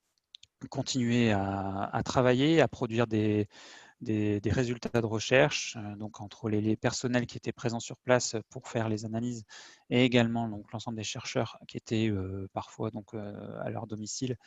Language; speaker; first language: French; native; French